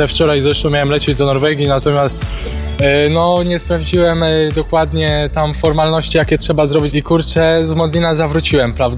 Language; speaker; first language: Polish; native; Polish